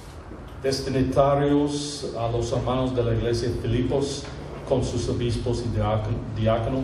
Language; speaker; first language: Spanish; non-native, fluent; English